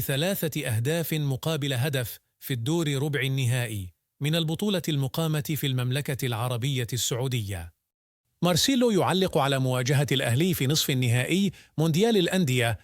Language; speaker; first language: Arabic; native; Arabic